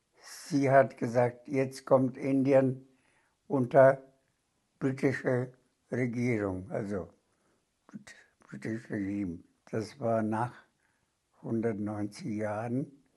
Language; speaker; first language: German; non-native, fluent; Bangla